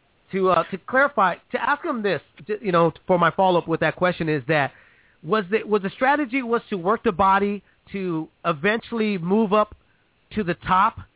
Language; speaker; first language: English; native; English